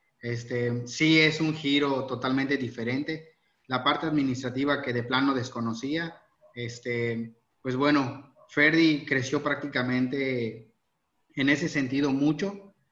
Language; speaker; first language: Spanish; native; Spanish